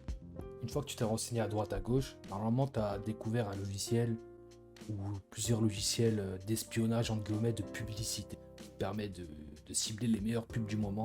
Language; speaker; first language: French; native; French